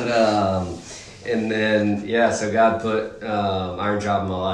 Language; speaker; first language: English; native; English